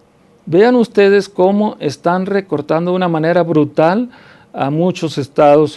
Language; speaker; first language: Spanish; native; Spanish